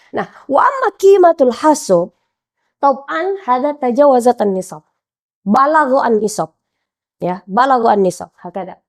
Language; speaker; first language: Arabic; non-native, fluent; Indonesian